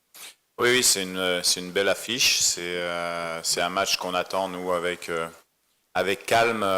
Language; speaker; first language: French; native; French